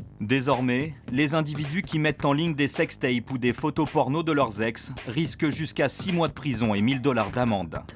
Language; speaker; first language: French; native; French